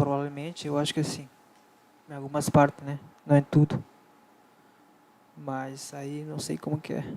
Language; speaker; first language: Portuguese; non-native, learner; Spanish